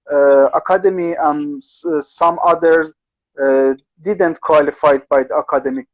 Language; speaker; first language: English; non-native, learner; Persian